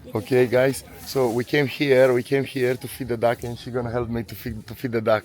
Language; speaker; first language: English; non-native, learner; Romanian